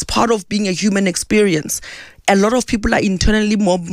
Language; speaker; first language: English; non-native, local second language; Southern Sotho